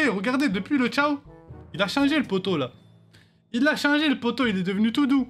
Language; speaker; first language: French; native; French